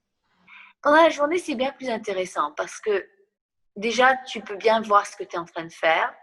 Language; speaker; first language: French; non-native, fluent; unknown